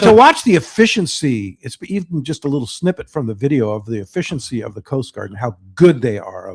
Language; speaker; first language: English; native; English